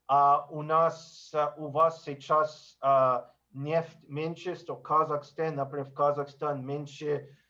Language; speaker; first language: Russian; non-native, learner; English